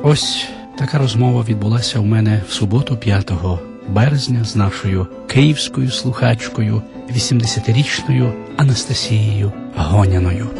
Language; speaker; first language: Ukrainian; native; Ukrainian